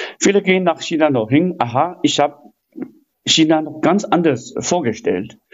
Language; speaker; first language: German; non-native, fluent; Chinese